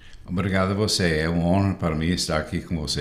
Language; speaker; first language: Portuguese; non-native, fluent; English